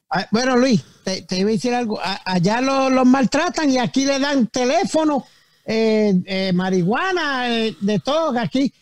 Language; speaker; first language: Spanish; early bilingual, heritage; Spanish